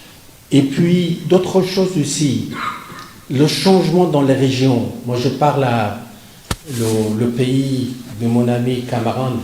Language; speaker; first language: French; non-native, fluent; Persian